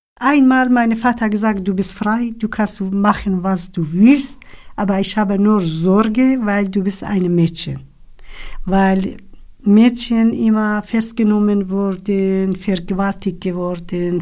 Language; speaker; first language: German; non-native, learner; Kurdish